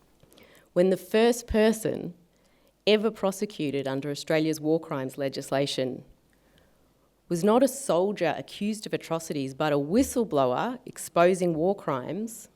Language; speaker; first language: English; native; English